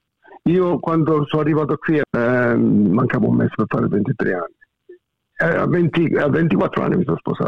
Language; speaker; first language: Italian; native; Italian